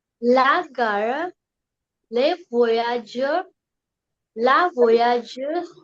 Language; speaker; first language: French; non-native, learner; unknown